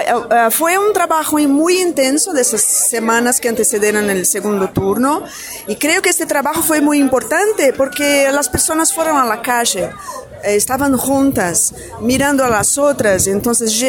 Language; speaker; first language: Spanish; non-native, fluent; Portuguese